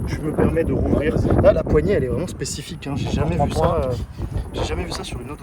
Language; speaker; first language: French; native; French